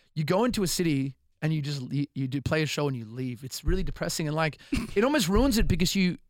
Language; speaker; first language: English; native; English